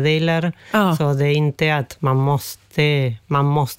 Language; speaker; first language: Swedish; non-native, fluent; Spanish